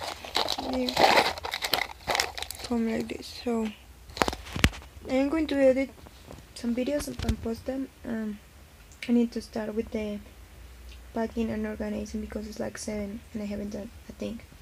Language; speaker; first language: English; non-native, fluent; Spanish